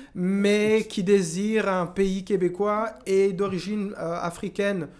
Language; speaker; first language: French; non-native, local second language; Kinyarwanda